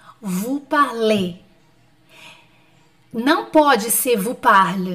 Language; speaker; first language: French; non-native, fluent; Portuguese